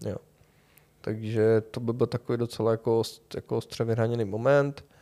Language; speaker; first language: Czech; native; Czech